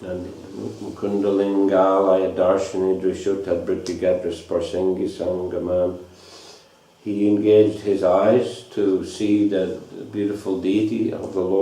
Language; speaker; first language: English; non-native, fluent; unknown